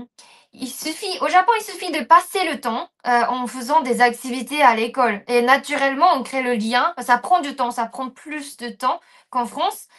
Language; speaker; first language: French; non-native, fluent; Japanese